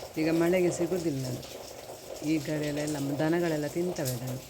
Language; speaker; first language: Kannada; non-native, local second language; Tulu